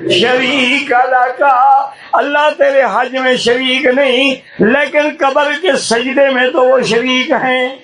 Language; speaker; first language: Urdu; non-native, local second language; Saraiki